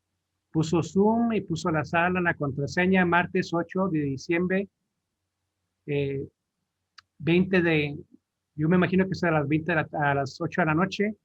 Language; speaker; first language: Spanish; native; Spanish